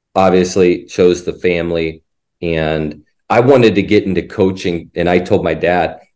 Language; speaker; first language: English; native; English